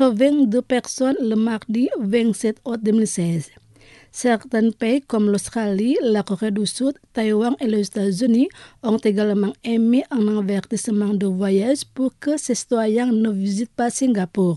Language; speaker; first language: French; non-native, fluent; Indonesian